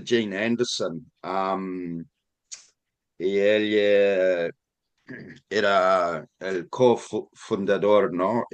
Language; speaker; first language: Spanish; non-native, fluent; English